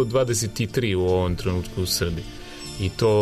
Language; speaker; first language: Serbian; non-native, fluent; Italian